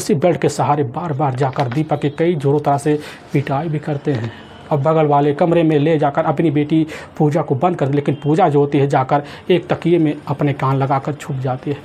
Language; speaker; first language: Hindi; native; Hindi